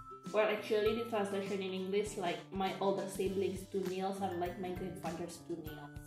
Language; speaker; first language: English; non-native, fluent; Indonesian